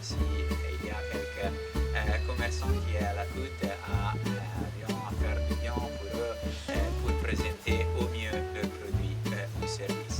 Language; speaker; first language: French; non-native, learner; Italian